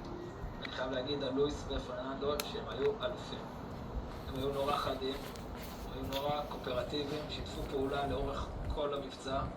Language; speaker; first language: Hebrew; native; Hebrew